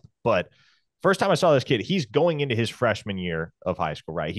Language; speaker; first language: English; native; English